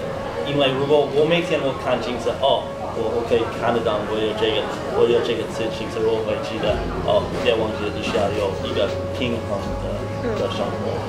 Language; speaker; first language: Chinese; non-native, learner; English